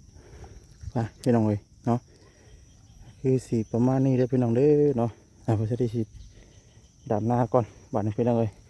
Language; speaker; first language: Thai; non-native, local second language; Lao